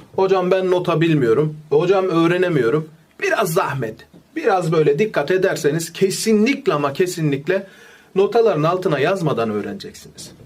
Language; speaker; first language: Turkish; native; Turkish